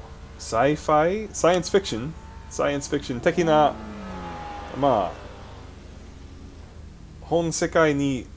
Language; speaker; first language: Japanese; non-native, fluent; English